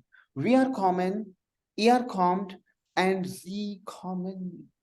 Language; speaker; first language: German; non-native, fluent; Hindi